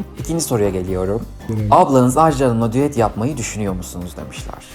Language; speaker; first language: Turkish; native; Turkish